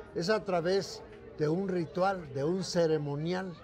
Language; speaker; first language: Spanish; native; Spanish